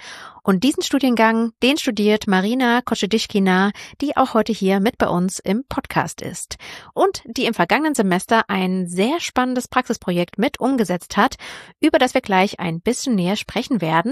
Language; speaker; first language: German; native; German